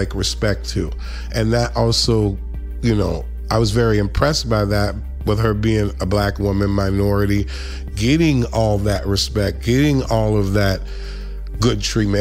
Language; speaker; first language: English; native; English